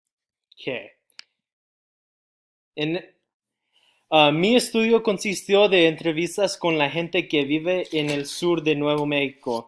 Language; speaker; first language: Spanish; non-native, learner; English